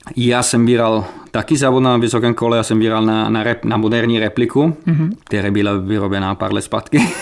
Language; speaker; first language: Czech; non-native, fluent; Italian